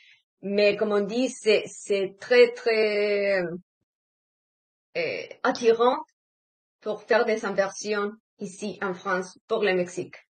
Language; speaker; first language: French; non-native, fluent; Spanish